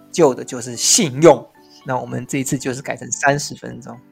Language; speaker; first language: Chinese; native; Chinese